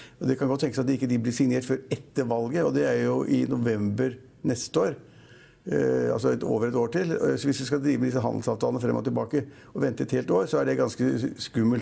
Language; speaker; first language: Norwegian; native; Norwegian